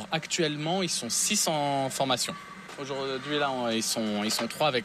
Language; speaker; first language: French; native; French